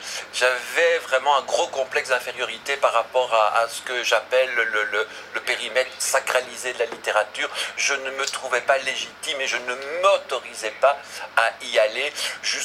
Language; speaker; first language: French; native; French